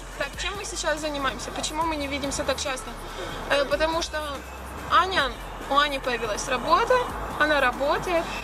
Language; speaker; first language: Russian; native; Russian